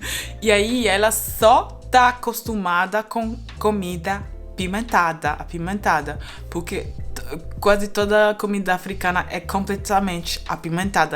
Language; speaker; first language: Portuguese; non-native, fluent; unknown